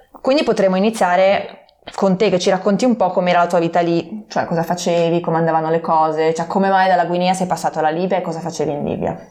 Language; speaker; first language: Italian; native; Italian